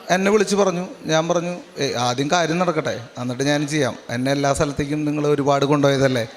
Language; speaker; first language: Malayalam; native; Malayalam